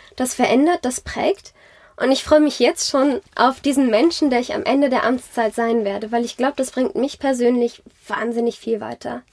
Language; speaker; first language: German; native; German